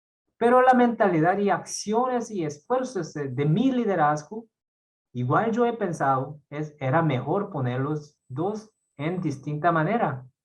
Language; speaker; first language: Spanish; non-native, fluent; Korean